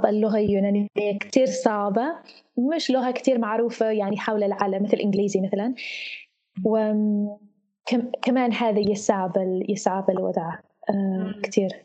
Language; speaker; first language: Arabic; non-native, fluent; English